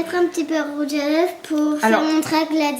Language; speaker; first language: French; native; French